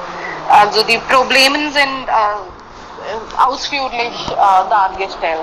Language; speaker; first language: German; non-native, fluent; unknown